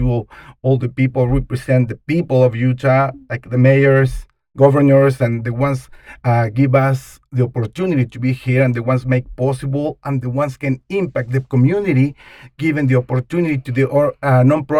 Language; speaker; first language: English; non-native, learner; Spanish